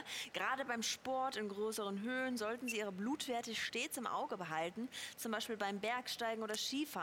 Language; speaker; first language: German; native; German